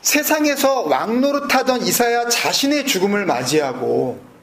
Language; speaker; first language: Korean; native; Korean